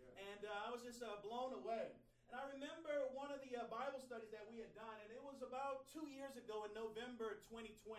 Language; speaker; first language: English; native; English